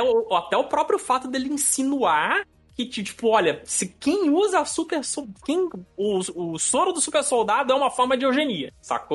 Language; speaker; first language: Portuguese; native; Portuguese